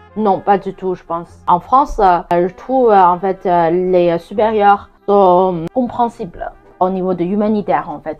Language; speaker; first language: French; non-native, fluent; Chinese